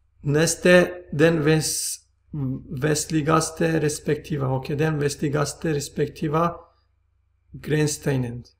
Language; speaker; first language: Swedish; non-native, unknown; Turkish